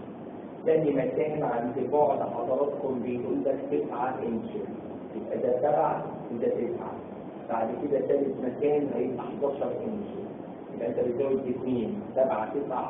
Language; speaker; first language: Arabic; native; Arabic